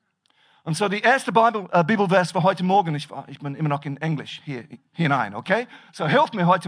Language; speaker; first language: German; non-native, fluent; English